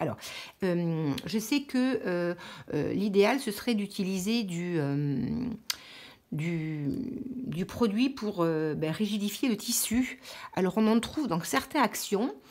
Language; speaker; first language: French; native; French